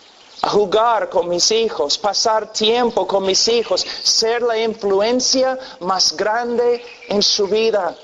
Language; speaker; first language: Spanish; non-native, fluent; English